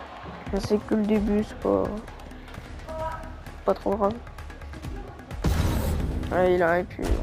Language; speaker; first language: French; native; French